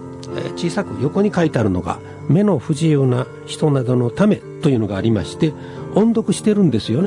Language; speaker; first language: Japanese; native; Japanese